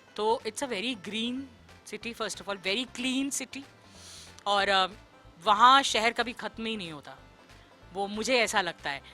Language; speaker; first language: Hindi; native; Hindi